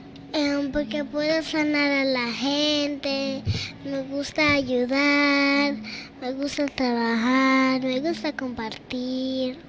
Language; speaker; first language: Spanish; early bilingual, other home language; Haitian Creole